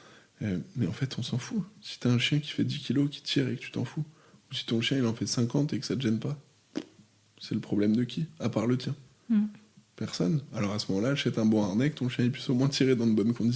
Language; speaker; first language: French; native; French